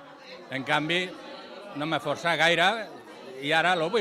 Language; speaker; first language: Catalan; non-native, learner; Spanish